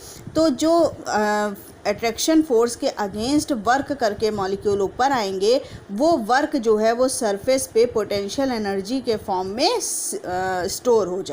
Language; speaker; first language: Hindi; native; Hindi